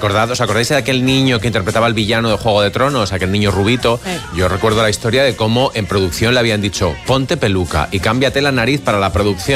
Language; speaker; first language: Spanish; native; Spanish